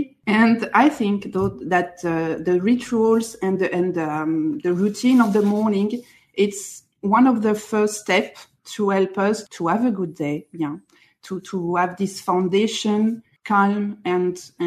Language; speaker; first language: English; non-native, fluent; French